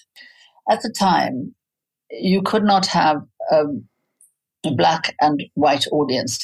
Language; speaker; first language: English; native; English